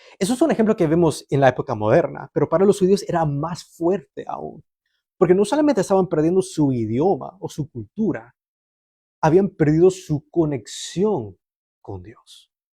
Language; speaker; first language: Spanish; early bilingual, heritage; Spanish